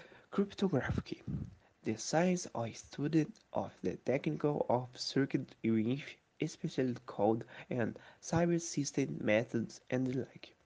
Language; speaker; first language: English; non-native, learner; Portuguese